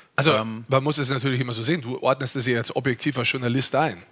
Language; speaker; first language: German; native; German